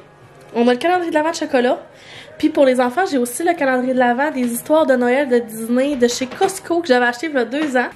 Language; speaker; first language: French; native; French